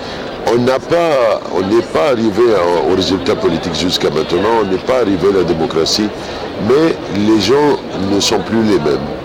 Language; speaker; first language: French; non-native, fluent; Arabic